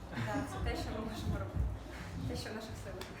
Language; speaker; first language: Ukrainian; native; Ukrainian